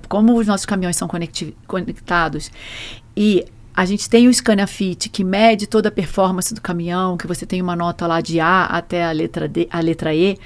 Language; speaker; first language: Portuguese; native; Portuguese